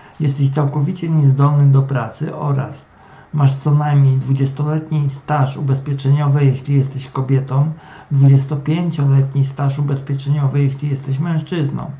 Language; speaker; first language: Polish; native; Polish